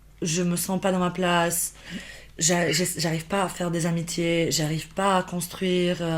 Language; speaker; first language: French; non-native, fluent; Albanian